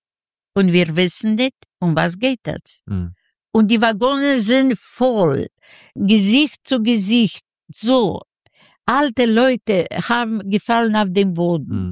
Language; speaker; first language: German; non-native, learner; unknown